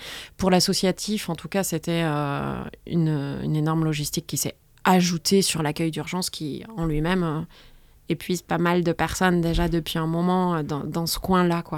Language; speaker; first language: French; native; French